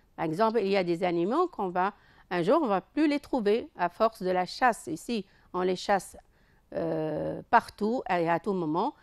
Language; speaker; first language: French; non-native, local second language; Arabic